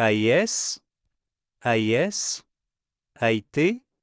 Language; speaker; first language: French; non-native, fluent; Spanish